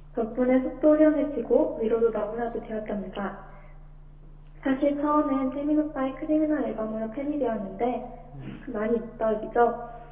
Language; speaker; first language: Korean; non-native, fluent; Japanese